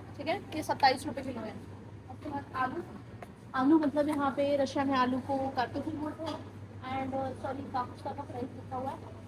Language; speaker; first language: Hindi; non-native, local second language; Marathi